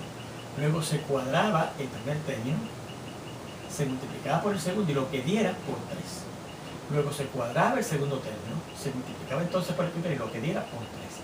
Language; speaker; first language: Spanish; native; Spanish